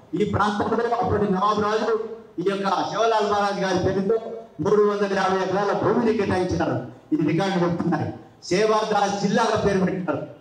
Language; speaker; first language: Telugu; non-native, local second language; Lambadi